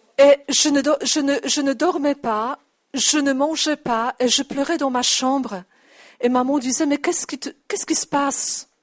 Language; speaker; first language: French; non-native, fluent; Polish